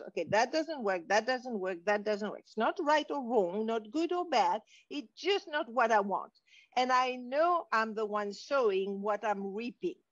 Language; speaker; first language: English; non-native, fluent; French